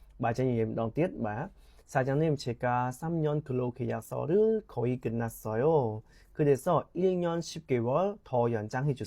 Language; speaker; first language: Korean; non-native, learner; Khmer